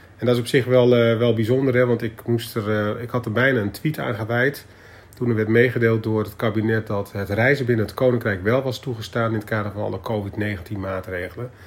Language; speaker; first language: Dutch; native; Dutch